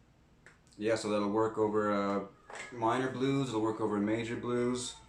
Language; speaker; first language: English; native; English